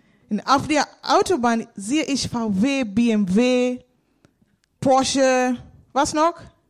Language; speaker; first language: German; non-native, learner; Swahili